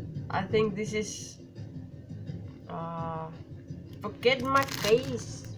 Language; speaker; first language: English; non-native, learner; Finnish